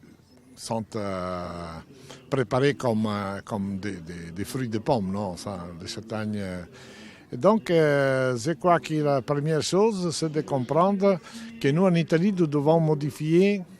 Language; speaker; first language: French; non-native, fluent; Italian